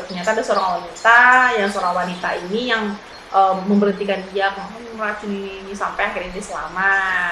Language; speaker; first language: Indonesian; native; Indonesian